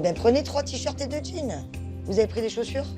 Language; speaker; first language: French; native; French